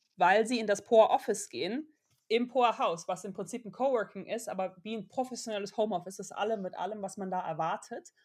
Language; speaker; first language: German; native; German